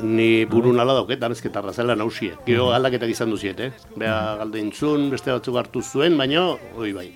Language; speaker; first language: Basque; native; Basque